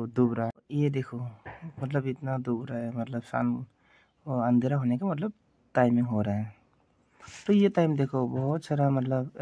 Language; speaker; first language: Hindi; non-native, local second language; Bodo